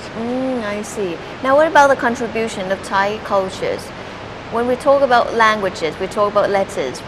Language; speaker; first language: English; non-native, fluent; Thai